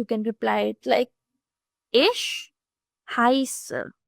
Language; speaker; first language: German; non-native, fluent; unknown